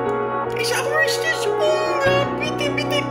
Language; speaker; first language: German; non-native, learner; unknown